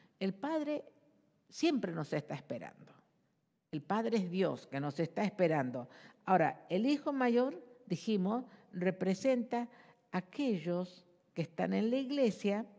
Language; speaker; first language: Spanish; native; Spanish